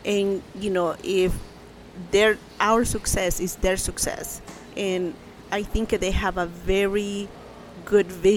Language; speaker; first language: English; non-native, fluent; Spanish